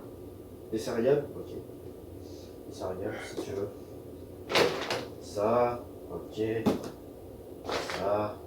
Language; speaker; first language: French; native; French